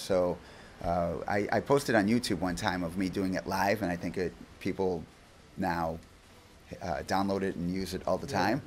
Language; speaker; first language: English; early bilingual, other home language; Spanish